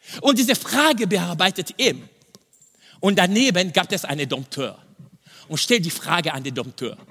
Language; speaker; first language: German; non-native, fluent; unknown